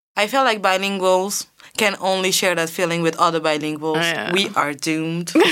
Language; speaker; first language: English; non-native, fluent; French